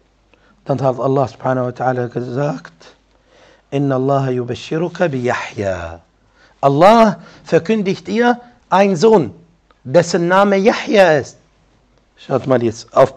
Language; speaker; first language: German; non-native, fluent; Arabic